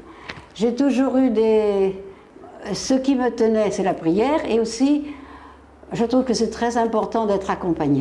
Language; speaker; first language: French; native; French